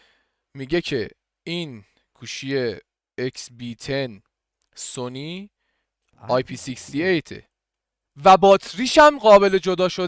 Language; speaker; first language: Persian; native; Persian